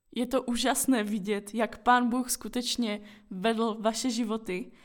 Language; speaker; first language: Czech; non-native, fluent; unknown